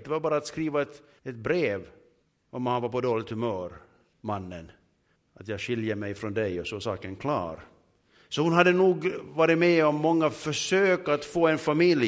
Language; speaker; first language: Swedish; native; Swedish